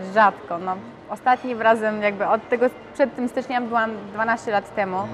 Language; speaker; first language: Polish; early bilingual, other home language; Mongolian